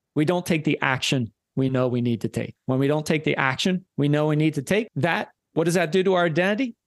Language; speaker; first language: English; native; English